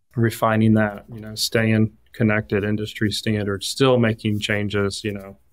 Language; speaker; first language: English; native; English